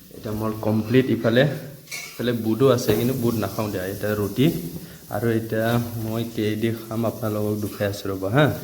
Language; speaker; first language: Assamese; non-native, local second language; Bodo